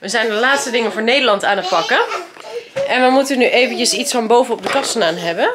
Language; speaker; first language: Dutch; native; Dutch